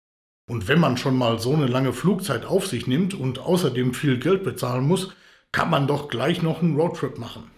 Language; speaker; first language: German; native; German